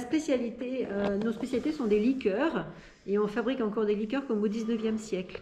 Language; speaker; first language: French; native; French